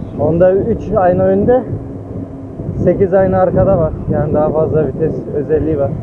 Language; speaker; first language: Turkish; early bilingual, heritage; Turkish